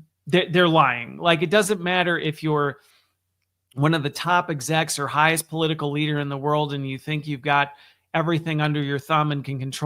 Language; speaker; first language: English; native; English